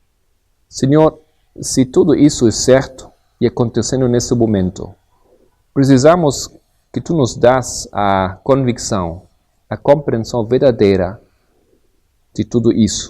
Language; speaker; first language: Portuguese; non-native, fluent; Spanish